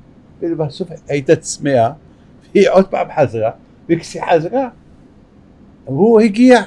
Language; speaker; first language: Hebrew; non-native, fluent; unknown